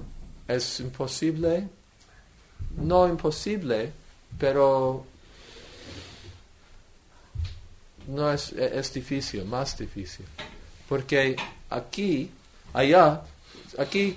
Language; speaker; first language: Spanish; non-native, fluent; English